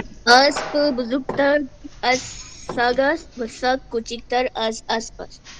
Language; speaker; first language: Persian; non-native, learner; Urdu